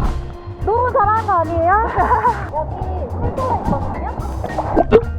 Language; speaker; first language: Korean; native; Korean